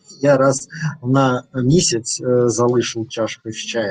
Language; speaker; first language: Ukrainian; non-native, learner; Russian